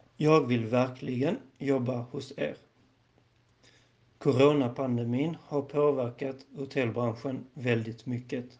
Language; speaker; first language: Swedish; non-native, learner; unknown